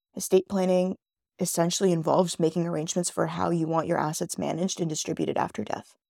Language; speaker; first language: English; native; English